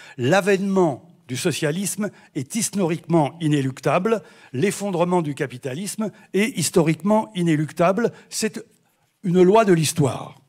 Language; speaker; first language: French; native; French